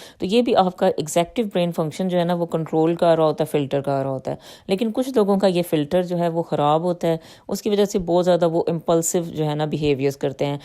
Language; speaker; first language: Urdu; native; Urdu